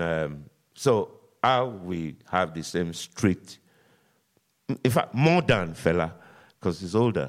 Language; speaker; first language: English; non-native, local second language; Yoruba